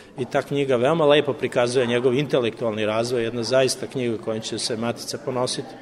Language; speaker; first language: Serbian; native; Serbian